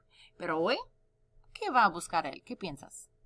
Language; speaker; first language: Spanish; non-native, fluent; English